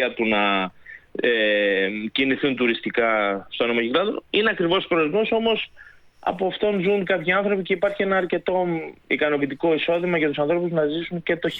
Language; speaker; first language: Greek; native; Greek